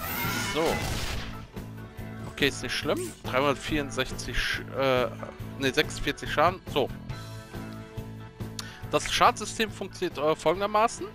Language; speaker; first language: German; native; German